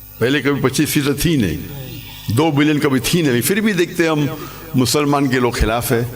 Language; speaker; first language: Urdu; non-native, local second language; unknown